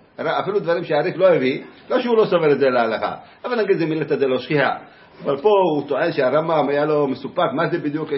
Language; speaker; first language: Hebrew; native; Hebrew